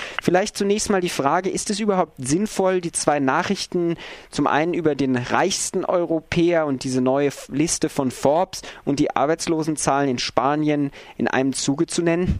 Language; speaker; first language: German; native; German